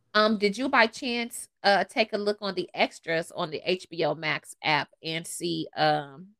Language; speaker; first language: English; native; English